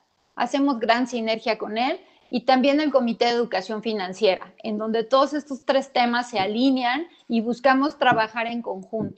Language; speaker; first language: Spanish; native; Spanish